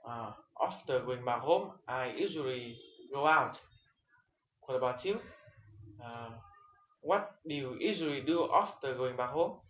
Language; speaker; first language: English; non-native, learner; Vietnamese